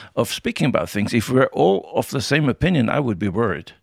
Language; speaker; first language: English; non-native, fluent; German